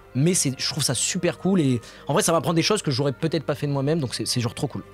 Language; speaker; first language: French; native; French